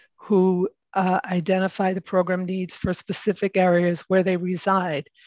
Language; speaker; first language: English; native; English